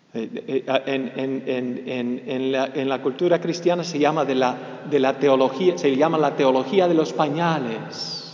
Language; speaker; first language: Spanish; early bilingual, heritage; Spanish